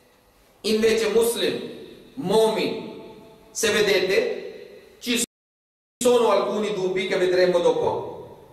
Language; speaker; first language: Italian; non-native, fluent; Urdu